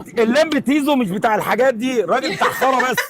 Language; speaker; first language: Arabic; native; Arabic